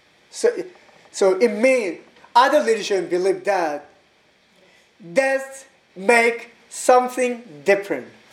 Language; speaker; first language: English; non-native, learner; Korean